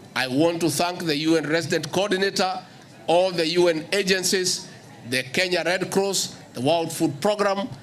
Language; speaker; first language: English; non-native, local second language; Kikuyu